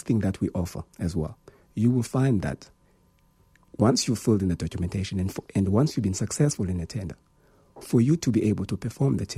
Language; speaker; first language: English; non-native, local second language; Xhosa